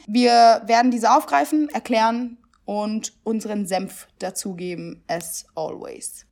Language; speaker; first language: German; early bilingual, other home language; Italian